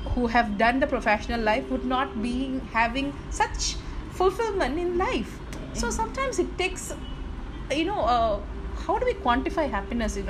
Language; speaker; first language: English; non-native, local second language; Tamil